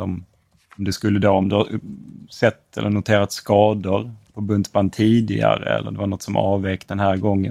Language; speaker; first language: Swedish; native; Swedish